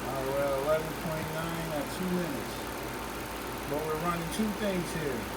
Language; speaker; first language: English; native; English